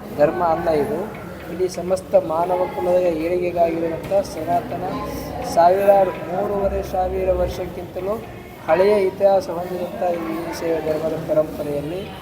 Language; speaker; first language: Kannada; native; Kannada